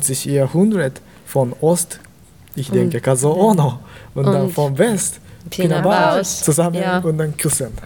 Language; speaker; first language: German; non-native, learner; Japanese